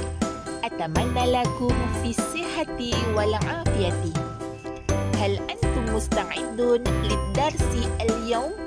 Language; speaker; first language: Arabic; non-native, fluent; Malay